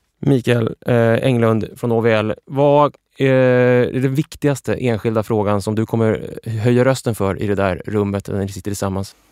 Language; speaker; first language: Swedish; native; Swedish